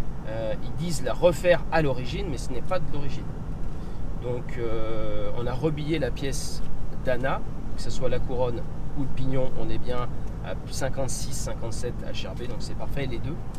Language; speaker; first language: French; native; French